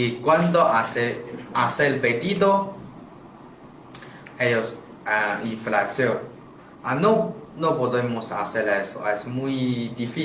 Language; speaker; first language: Spanish; non-native, learner; Chinese